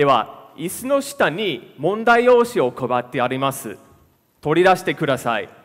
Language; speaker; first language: Japanese; non-native, fluent; English